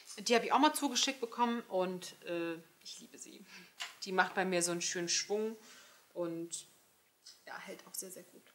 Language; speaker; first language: German; early bilingual, other home language; Turkish